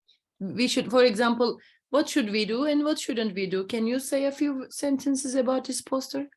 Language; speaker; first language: English; non-native, fluent; Turkish